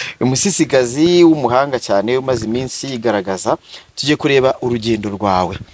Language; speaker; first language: Kinyarwanda; native; Kinyarwanda